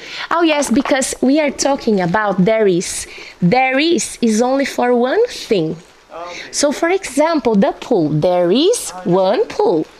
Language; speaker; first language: English; non-native, fluent; Portuguese